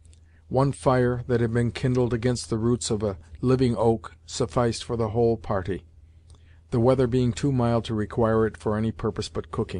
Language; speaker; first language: English; native; English